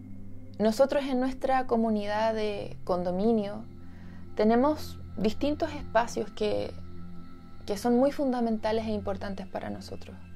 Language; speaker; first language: Spanish; native; Spanish